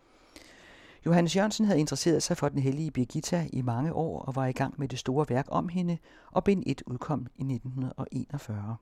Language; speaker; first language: Danish; native; Danish